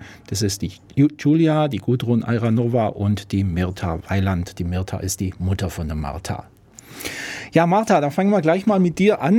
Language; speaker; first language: German; native; German